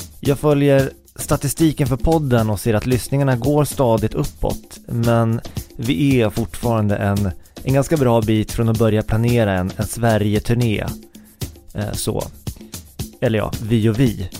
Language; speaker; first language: Swedish; native; Swedish